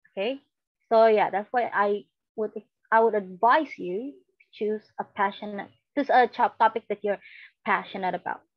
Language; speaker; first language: English; non-native, fluent; Indonesian